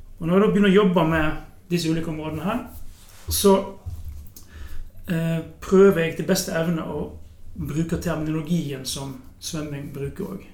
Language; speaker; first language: Norwegian; native; Norwegian